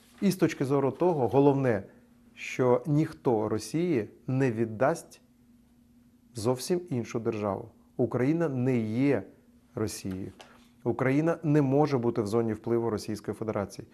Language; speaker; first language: Ukrainian; native; Ukrainian